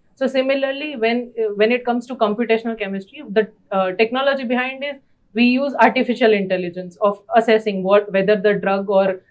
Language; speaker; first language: English; non-native, local second language; Gujarati